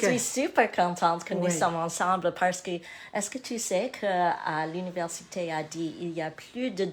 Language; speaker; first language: French; non-native, learner; English